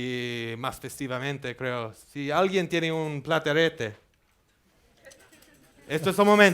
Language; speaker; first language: Spanish; non-native, fluent; English